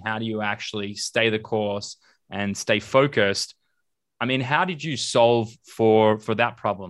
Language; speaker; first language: English; native; English